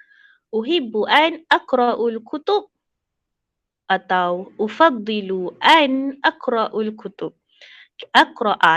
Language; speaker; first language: Arabic; non-native, fluent; Malay